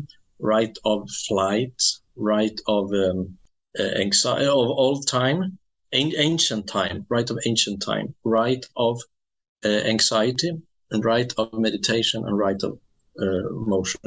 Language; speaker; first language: English; non-native, fluent; Swedish